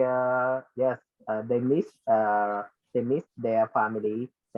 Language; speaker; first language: English; non-native, learner; Vietnamese